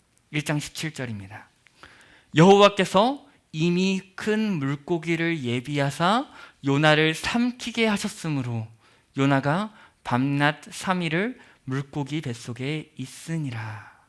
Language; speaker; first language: Korean; native; Korean